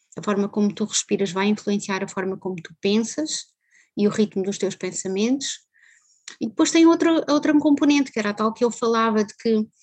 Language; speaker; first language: Portuguese; native; Portuguese